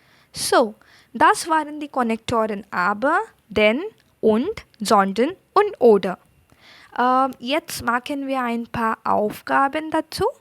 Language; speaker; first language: German; non-native, fluent; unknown